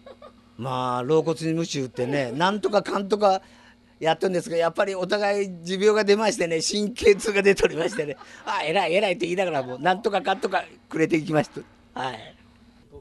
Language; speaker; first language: Japanese; native; Japanese